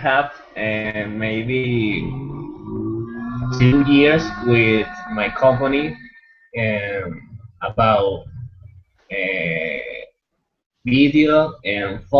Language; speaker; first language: English; non-native, learner; Spanish